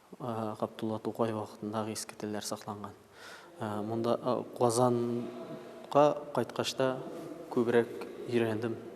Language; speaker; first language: Tatar; early bilingual, heritage; Tatar